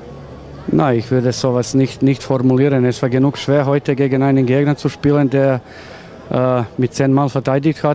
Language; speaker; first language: German; non-native, fluent; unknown